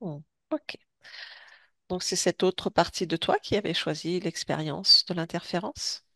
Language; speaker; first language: French; native; French